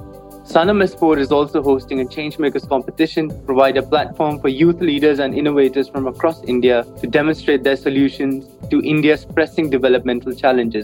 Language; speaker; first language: English; non-native, local second language; Hindi